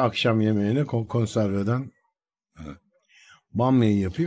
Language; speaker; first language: Turkish; native; Turkish